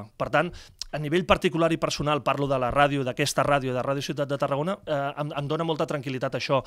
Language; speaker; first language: Catalan; native; Catalan